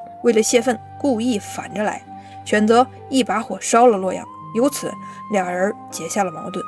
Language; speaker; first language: Chinese; native; Chinese